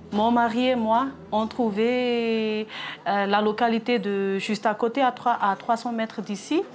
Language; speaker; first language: French; non-native, local second language; Malagasy